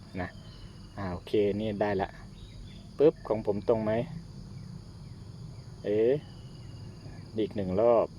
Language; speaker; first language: Thai; native; Thai